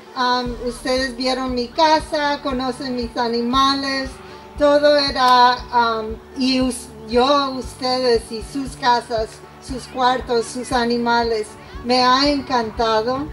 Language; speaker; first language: Spanish; non-native, fluent; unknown